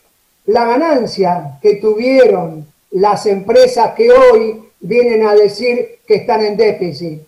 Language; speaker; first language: Spanish; native; Spanish